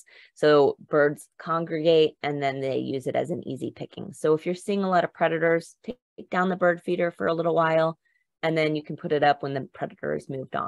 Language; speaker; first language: English; native; English